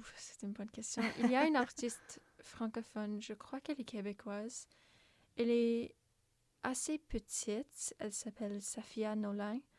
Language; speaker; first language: French; non-native, local second language; English